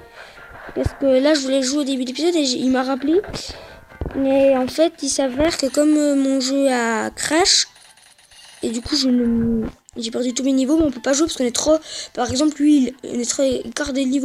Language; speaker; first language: French; native; French